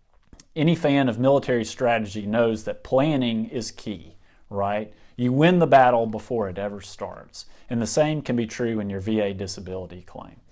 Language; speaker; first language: English; native; English